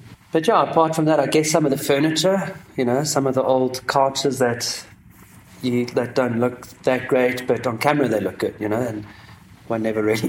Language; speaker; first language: English; native; English